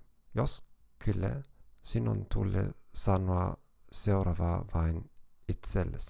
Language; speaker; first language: Finnish; non-native, fluent; German